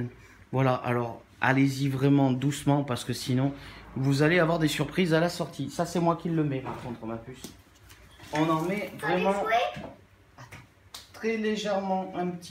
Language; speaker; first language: French; native; French